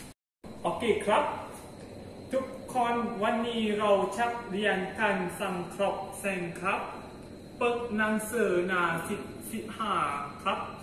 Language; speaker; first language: Thai; non-native, learner; Malay